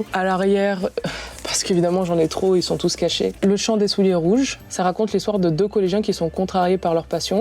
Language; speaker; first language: French; native; French